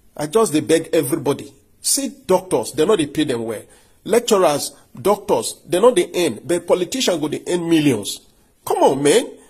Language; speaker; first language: Nigerian Pidgin; non-native, local second language; Yoruba